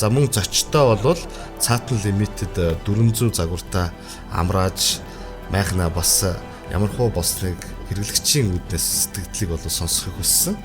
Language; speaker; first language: Mongolian; native; Mongolian